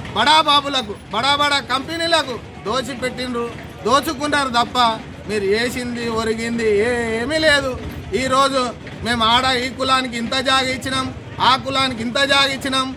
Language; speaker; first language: Telugu; native; Telugu